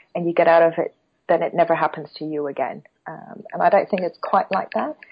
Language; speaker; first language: English; non-native, local second language; Cantonese